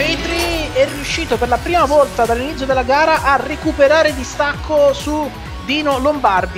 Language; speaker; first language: Italian; native; Italian